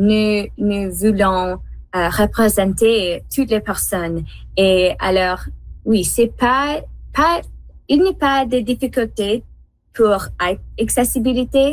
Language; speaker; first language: French; non-native, learner; English